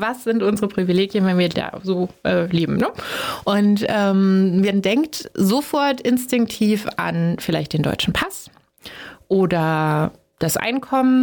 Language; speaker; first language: German; native; German